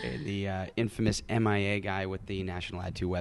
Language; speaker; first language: English; native; English